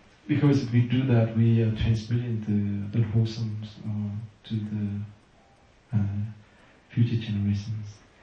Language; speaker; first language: English; non-native, fluent; Vietnamese